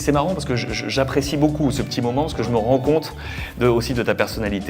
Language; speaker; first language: French; native; French